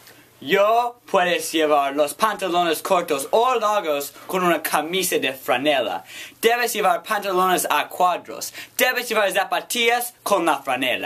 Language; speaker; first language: Spanish; non-native, learner; English